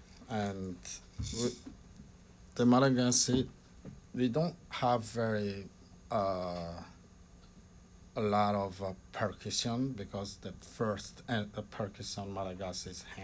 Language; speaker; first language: English; non-native, fluent; Malagasy